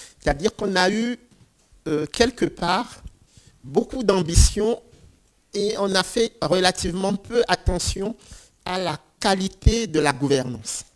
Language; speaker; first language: French; non-native, local second language; Ewe